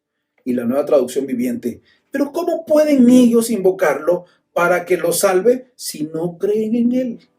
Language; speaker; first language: Spanish; native; Spanish